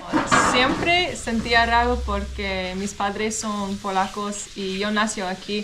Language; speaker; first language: Spanish; non-native, learner; English